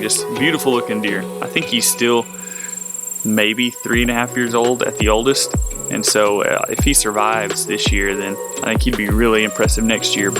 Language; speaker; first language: English; native; English